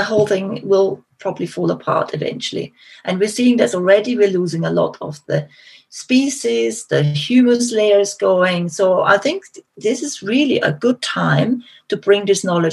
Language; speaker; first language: English; non-native, fluent; German